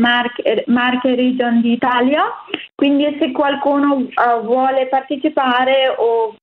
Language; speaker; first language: Italian; non-native, learner; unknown